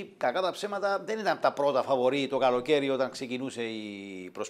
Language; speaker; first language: Greek; native; Greek